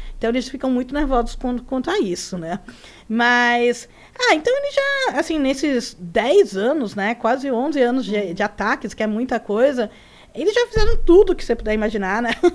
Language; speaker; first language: Portuguese; early bilingual, other home language; Spanish